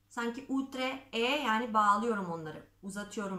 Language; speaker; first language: Turkish; non-native, fluent; Macedonian